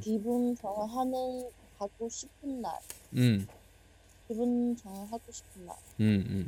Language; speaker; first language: Korean; non-native, learner; Chinese